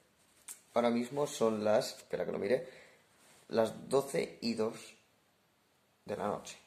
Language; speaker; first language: Spanish; native; Spanish